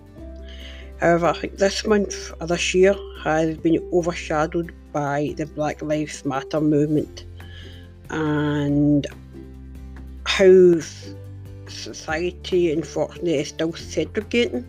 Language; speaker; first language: English; native; English